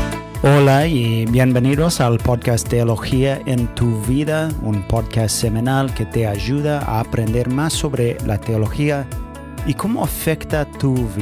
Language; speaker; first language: Spanish; non-native, fluent; English